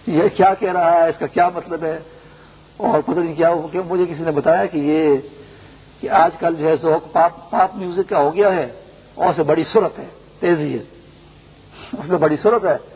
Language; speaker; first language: Urdu; non-native, local second language; Pashto